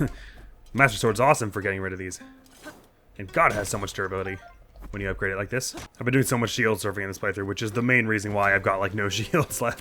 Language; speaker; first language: English; native; English